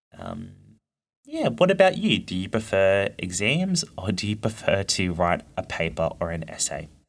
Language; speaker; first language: English; native; English